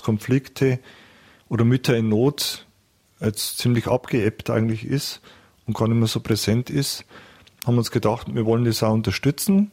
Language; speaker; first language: German; native; German